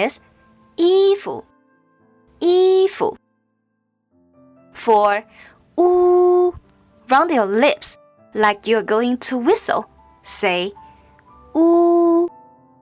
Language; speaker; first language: English; non-native, fluent; Chinese